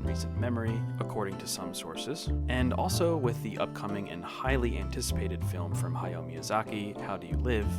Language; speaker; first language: English; native; English